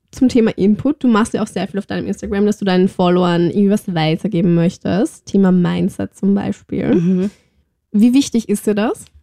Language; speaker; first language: German; native; German